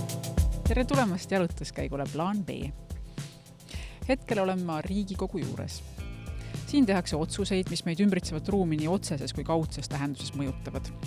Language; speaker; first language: Estonian; native; Estonian